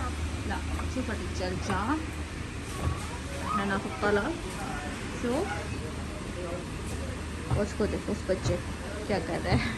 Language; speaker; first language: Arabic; non-native, fluent; Urdu